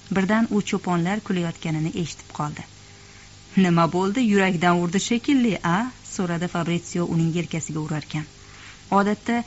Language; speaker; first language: Uzbek; native; Uzbek